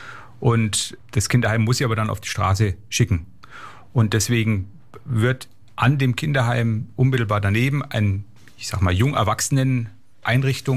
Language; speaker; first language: German; native; German